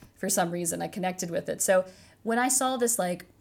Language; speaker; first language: English; native; English